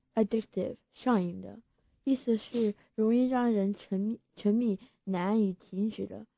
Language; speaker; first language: Chinese; early bilingual, heritage; Chinese